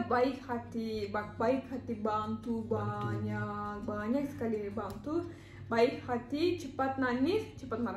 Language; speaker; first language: Indonesian; non-native, learner; Turkish